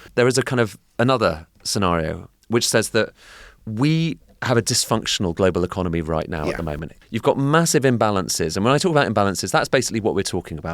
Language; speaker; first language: English; native; English